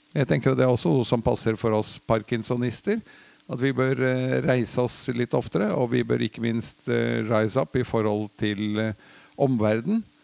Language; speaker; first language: Norwegian; early bilingual, other home language; Latvian